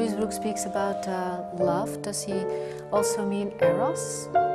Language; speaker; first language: English; non-native, fluent; Dutch